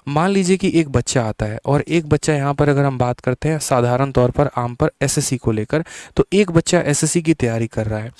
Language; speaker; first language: Hindi; native; Hindi